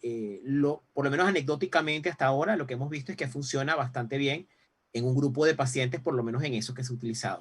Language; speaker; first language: Spanish; native; Spanish